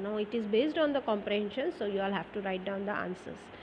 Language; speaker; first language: English; non-native, local second language; Marathi